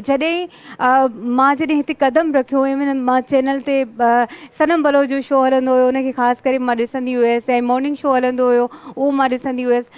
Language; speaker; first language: Sindhi; native; Sindhi